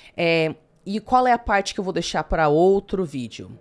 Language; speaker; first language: Portuguese; early bilingual, heritage; English